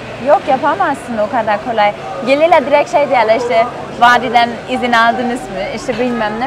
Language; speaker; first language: Turkish; non-native, fluent; German